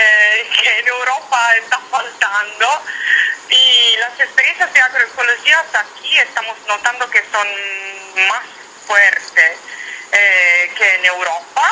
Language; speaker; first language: Spanish; non-native, learner; Italian